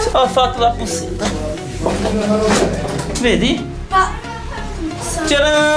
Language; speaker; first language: Italian; non-native, fluent; Portuguese